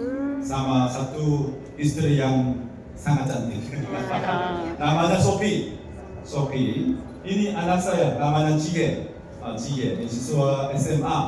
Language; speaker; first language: Indonesian; non-native, learner; Korean